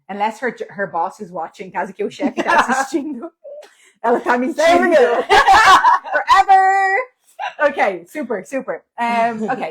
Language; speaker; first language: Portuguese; non-native, fluent; English